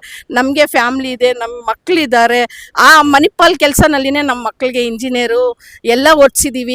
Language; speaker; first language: Kannada; non-native, local second language; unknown